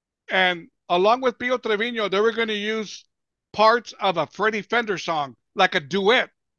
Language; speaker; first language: English; early bilingual, other home language; Spanish